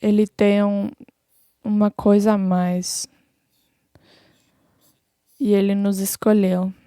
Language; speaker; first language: Portuguese; non-native, fluent; English